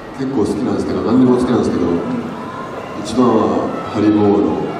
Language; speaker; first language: Japanese; native; Japanese